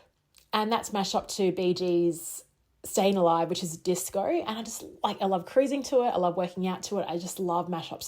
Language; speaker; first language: English; native; English